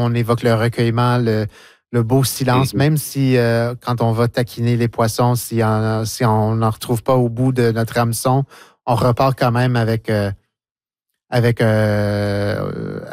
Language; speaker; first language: French; native; French